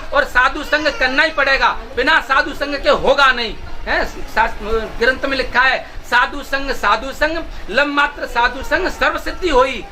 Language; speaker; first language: Hindi; native; Hindi